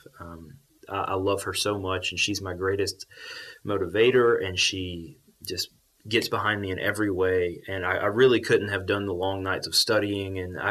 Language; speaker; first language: English; native; English